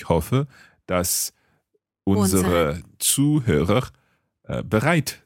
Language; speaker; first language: German; non-native, fluent; English